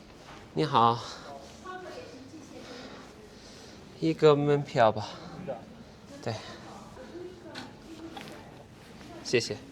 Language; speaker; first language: Chinese; non-native, learner; Turkish